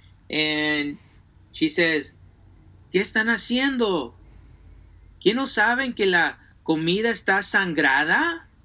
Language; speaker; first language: Spanish; early bilingual, heritage; Spanish